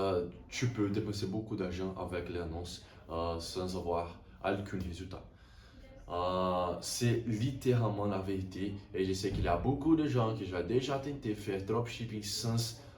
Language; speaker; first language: French; non-native, learner; Portuguese